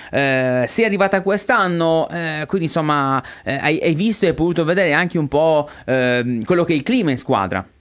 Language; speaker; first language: Italian; native; Italian